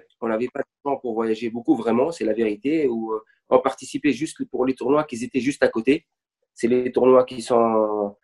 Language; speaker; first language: French; non-native, local second language; Arabic